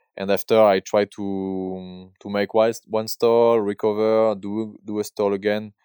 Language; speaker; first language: English; non-native, learner; French